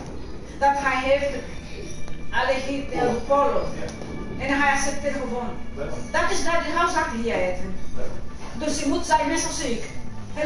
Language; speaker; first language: Dutch; non-native, learner; Portuguese